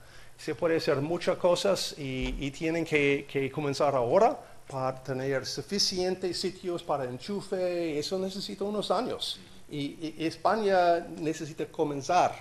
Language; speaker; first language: Spanish; non-native, learner; English